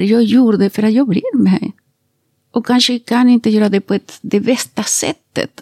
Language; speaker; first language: Swedish; non-native, fluent; Spanish